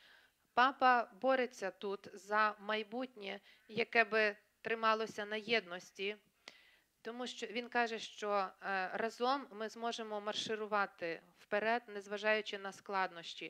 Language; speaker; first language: Ukrainian; native; Ukrainian